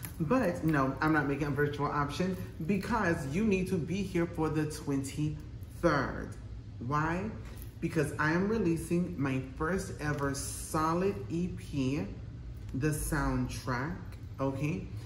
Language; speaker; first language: English; native; English